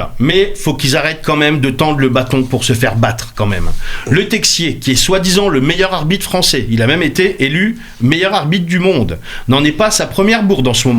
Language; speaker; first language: French; native; French